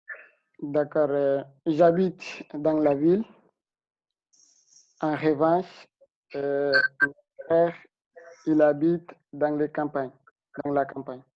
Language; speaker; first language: French; non-native, learner; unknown